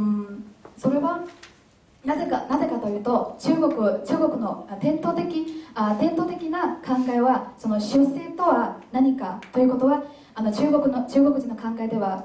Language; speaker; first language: Japanese; non-native, fluent; Chinese